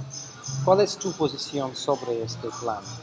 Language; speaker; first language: Spanish; non-native, fluent; English